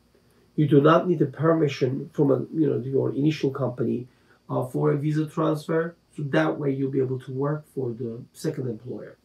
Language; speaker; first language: English; non-native, fluent; Turkish